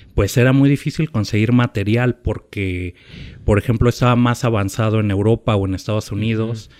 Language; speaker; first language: Spanish; native; Spanish